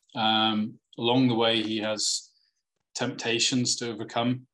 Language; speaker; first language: English; native; English